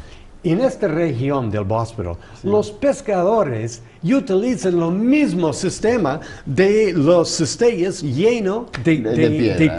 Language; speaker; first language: Spanish; non-native, fluent; English